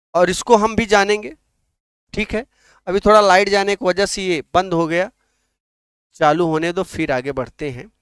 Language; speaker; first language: Hindi; native; Hindi